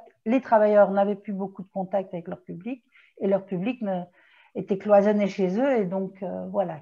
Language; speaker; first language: French; native; French